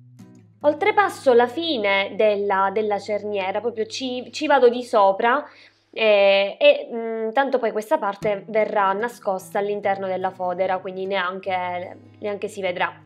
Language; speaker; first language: Italian; native; Italian